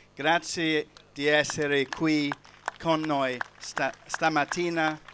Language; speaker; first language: Italian; non-native, fluent; English